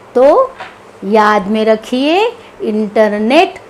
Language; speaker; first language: Hindi; non-native, local second language; Kannada